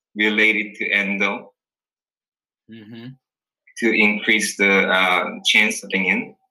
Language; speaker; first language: English; early bilingual, other home language; Korean